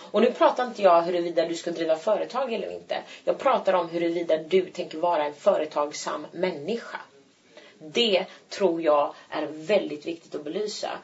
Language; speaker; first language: Swedish; early bilingual, other home language; Turkish